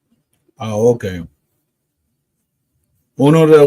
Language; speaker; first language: Spanish; early bilingual, heritage; Spanish